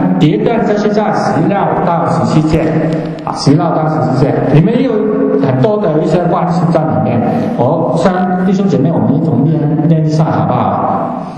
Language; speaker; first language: Chinese; non-native, local second language; Cantonese